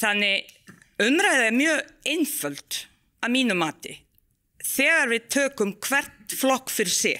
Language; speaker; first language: Icelandic; non-native, fluent; Bosnian